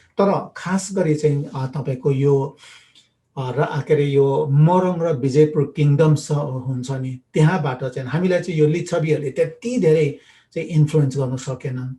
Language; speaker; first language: Nepali; non-native, local second language; Limbu